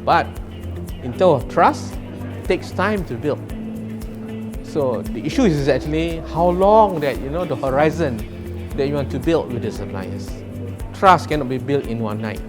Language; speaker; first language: English; non-native, local second language; Malay